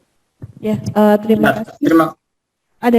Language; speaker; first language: Indonesian; native; Indonesian